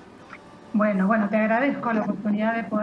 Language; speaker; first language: Spanish; native; Spanish